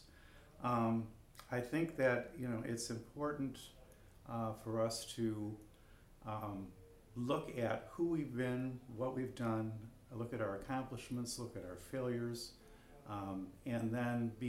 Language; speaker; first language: English; native; English